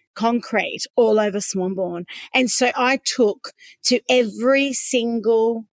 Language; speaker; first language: English; native; English